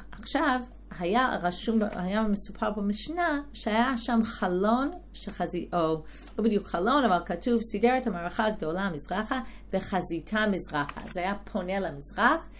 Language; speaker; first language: Hebrew; non-native, fluent; English